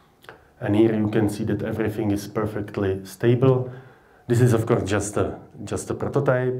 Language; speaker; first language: English; non-native, fluent; Czech